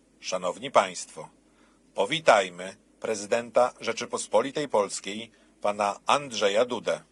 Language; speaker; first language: Polish; native; Polish